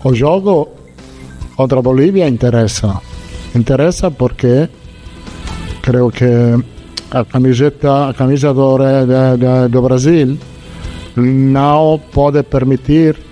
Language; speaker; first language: Portuguese; non-native, learner; Italian